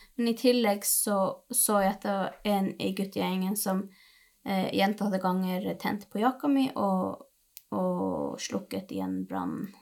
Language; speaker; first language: Norwegian; non-native, local second language; Northern Sami